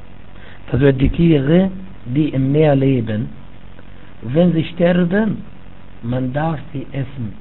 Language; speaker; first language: German; non-native, fluent; Arabic